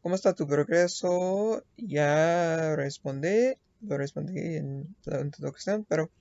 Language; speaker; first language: Spanish; non-native, learner; English